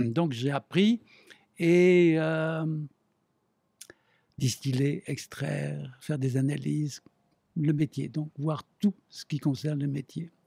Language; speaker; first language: French; native; French